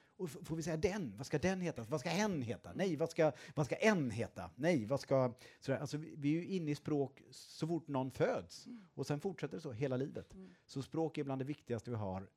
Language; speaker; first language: Swedish; native; Swedish